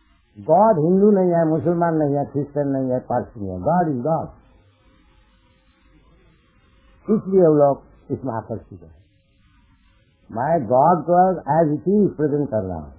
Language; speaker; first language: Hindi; non-native, local second language; Bangla